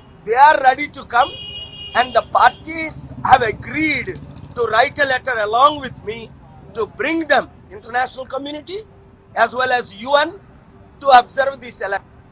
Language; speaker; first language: English; non-native, local second language; Telugu